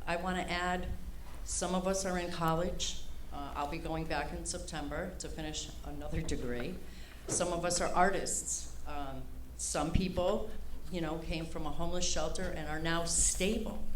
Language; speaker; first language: English; native; English